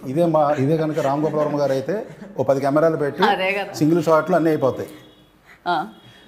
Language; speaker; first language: Telugu; native; Telugu